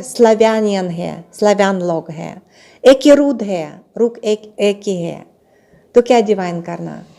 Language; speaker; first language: Hindi; non-native, learner; Russian